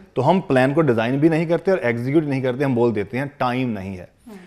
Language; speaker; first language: Hindi; non-native, local second language; Punjabi